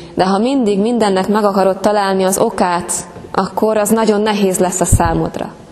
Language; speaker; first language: Hungarian; native; Hungarian